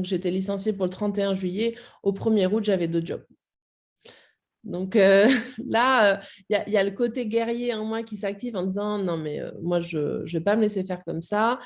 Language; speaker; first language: French; native; French